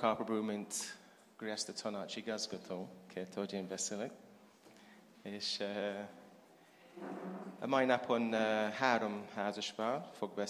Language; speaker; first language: Hungarian; non-native, learner; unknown